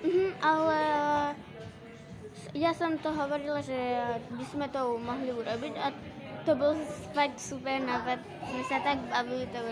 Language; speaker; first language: Slovak; early bilingual, heritage; Slovak